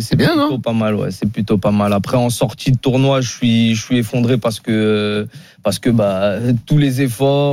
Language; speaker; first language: French; native; French